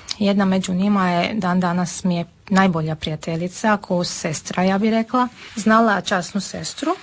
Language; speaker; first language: Serbian; non-native, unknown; Armenian